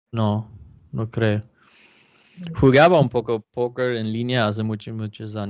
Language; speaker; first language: Spanish; non-native, fluent; Swedish